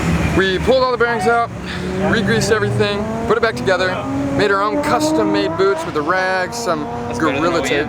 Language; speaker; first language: English; native; English